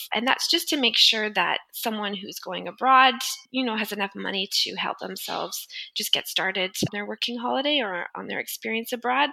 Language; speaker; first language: English; native; English